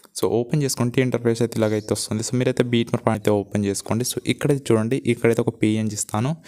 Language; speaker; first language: Telugu; non-native, local second language; Gondi